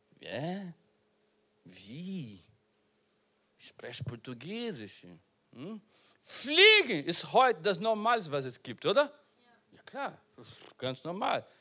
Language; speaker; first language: German; non-native, learner; Portuguese